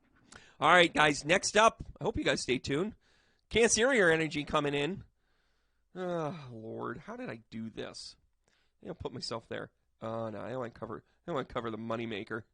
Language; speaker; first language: English; native; English